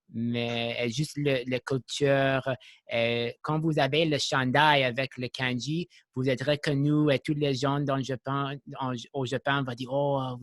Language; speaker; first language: French; non-native, local second language; English